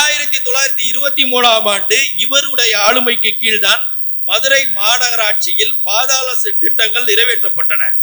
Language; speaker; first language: Tamil; non-native, local second language; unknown